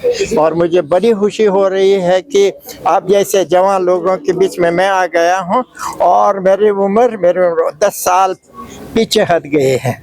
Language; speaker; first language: Hindi; non-native, fluent; Uzbek